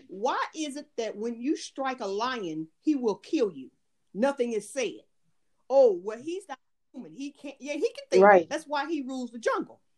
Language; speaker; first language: English; native; English